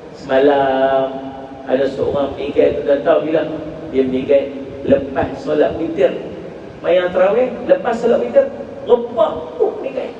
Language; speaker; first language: Malay; native; Malay